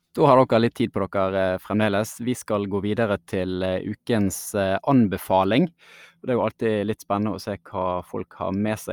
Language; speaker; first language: Norwegian; native; Norwegian